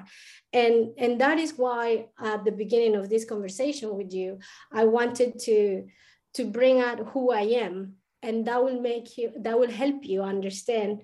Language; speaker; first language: English; non-native, fluent; Spanish